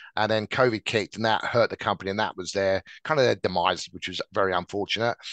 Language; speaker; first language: English; native; English